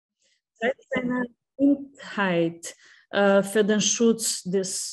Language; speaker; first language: German; non-native, fluent; Portuguese